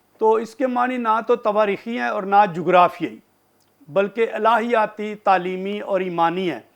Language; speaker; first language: Urdu; non-native, local second language; Punjabi